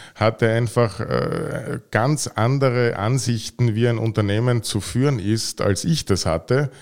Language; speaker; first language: German; native; German